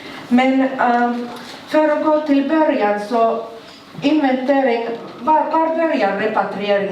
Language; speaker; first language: Swedish; non-native, local second language; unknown